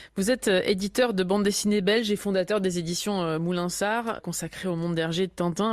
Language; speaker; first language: French; native; French